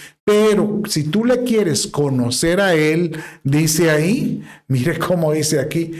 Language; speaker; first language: Spanish; native; Spanish